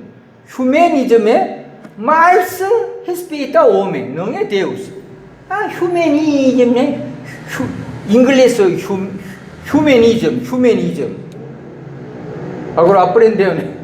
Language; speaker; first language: Portuguese; non-native, learner; Korean